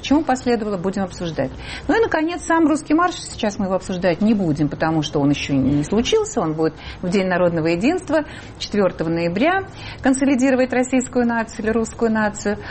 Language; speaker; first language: Russian; native; Russian